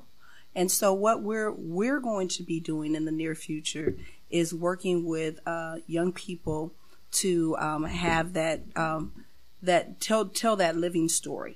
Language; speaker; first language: English; native; English